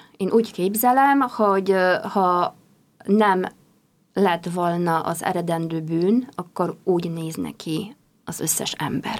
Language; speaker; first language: Hungarian; non-native, fluent; Polish